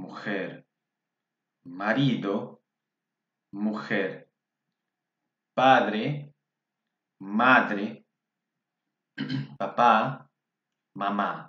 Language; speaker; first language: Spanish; non-native, fluent; English